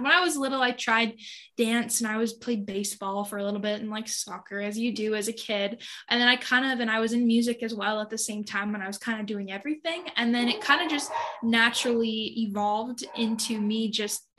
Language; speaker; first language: English; native; English